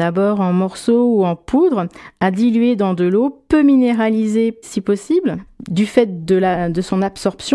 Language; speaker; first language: French; native; French